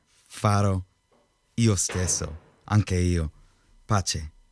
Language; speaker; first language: Italian; non-native, learner; English